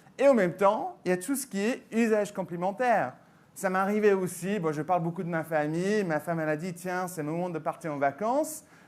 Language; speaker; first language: French; non-native, fluent; English